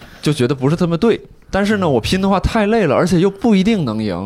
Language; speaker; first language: Chinese; native; Chinese